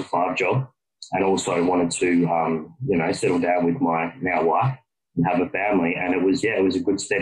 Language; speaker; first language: English; native; English